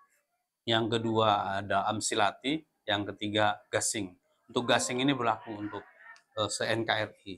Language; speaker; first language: Indonesian; native; Indonesian